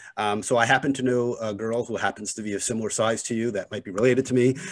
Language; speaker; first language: English; native; English